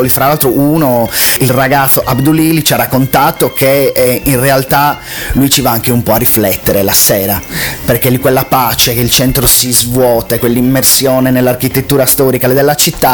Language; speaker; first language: Italian; native; Italian